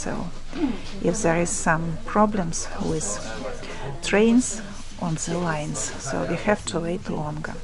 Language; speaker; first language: English; non-native, fluent; Russian